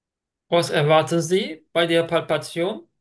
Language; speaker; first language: German; non-native, learner; Turkish